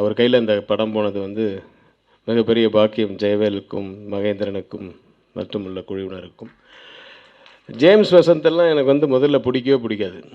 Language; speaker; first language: Tamil; native; Tamil